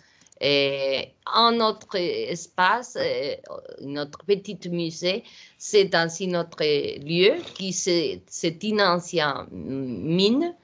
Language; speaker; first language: French; non-native, learner; Portuguese